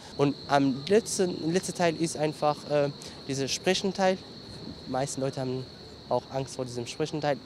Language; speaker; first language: German; non-native, fluent; Kurdish